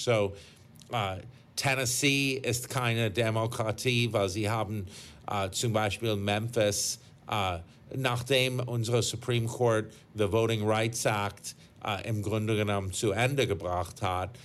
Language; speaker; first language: German; non-native, fluent; English